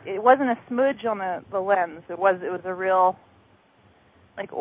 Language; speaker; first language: English; native; English